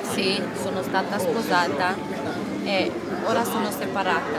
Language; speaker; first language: Italian; non-native, learner; Romanian